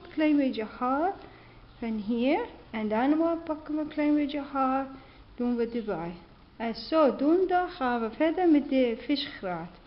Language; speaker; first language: Dutch; non-native, learner; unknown